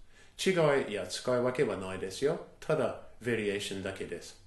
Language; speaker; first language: Japanese; non-native, fluent; English